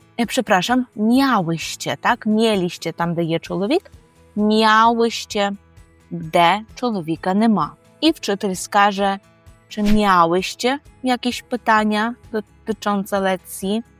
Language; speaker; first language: Polish; non-native, fluent; Ukrainian